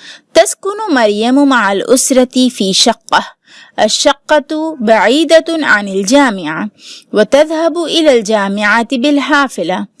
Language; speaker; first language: Arabic; non-native, fluent; Urdu